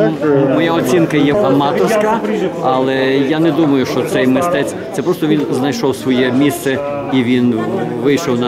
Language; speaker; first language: Ukrainian; early bilingual, heritage; Ukrainian